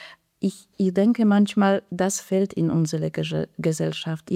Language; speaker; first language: German; non-native, fluent; Polish